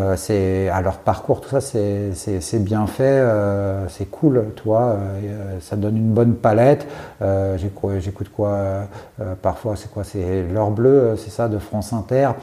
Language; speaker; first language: French; native; French